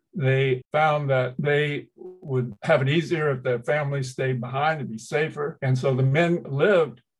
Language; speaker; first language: English; early bilingual, other home language; Chinese